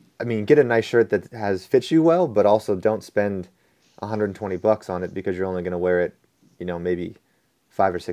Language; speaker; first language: English; native; English